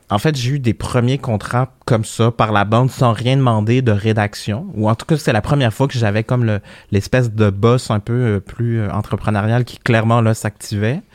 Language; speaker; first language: French; early bilingual, other home language; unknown